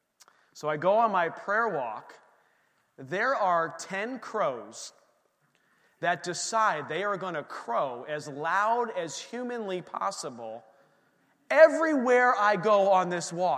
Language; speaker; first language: English; native; English